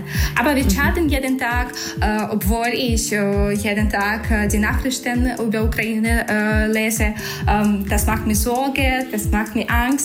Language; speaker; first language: German; non-native, learner; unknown